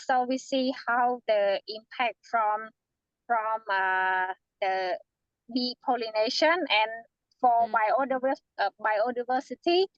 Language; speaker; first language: English; non-native, fluent; Khmer